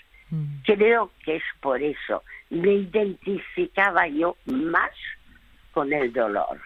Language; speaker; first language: Spanish; early bilingual, other home language; French